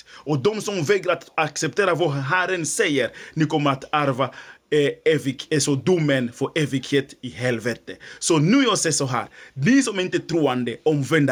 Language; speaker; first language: Swedish; non-native, fluent; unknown